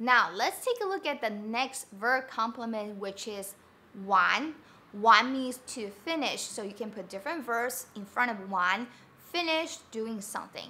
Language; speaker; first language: English; non-native, fluent; Chinese